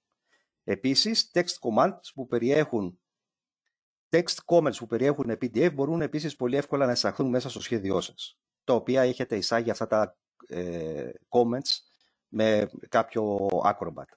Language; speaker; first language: Greek; native; Greek